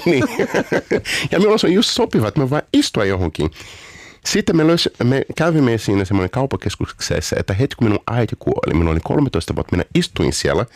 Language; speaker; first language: Finnish; non-native, learner; Portuguese